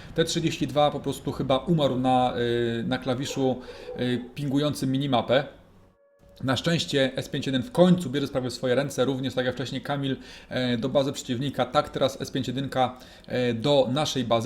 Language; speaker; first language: Polish; native; Polish